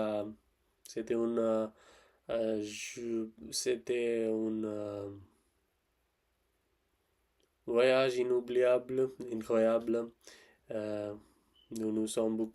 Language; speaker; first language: French; non-native, learner; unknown